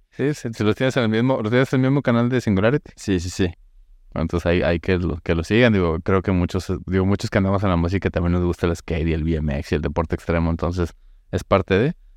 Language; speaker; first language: Spanish; native; Spanish